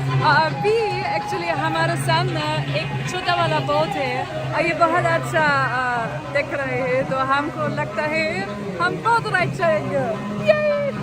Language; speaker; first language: Hindi; non-native, learner; German